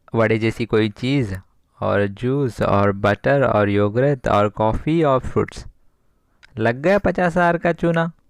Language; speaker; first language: Hindi; non-native, local second language; Kannada